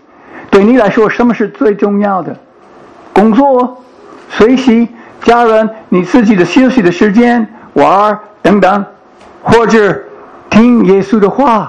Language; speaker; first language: Chinese; non-native, fluent; English